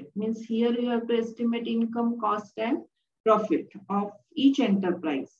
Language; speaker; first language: English; non-native, local second language; Marathi